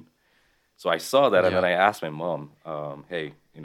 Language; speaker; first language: English; non-native, local second language; Nepali